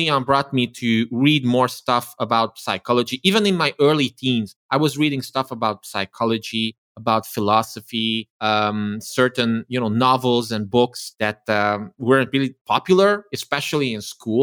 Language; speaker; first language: English; non-native, fluent; Romanian